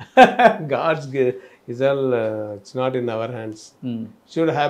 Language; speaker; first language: Telugu; non-native, learner; Tamil